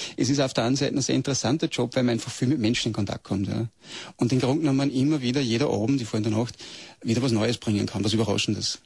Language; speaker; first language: German; native; German